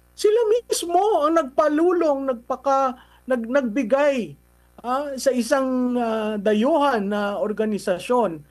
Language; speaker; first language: Filipino; native; Filipino